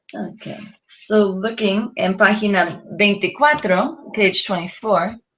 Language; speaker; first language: Spanish; non-native, learner; English